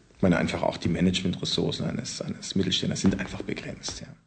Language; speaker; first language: German; native; German